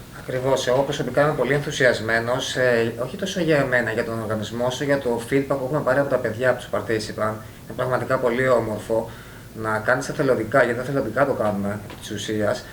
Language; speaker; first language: Greek; native; Greek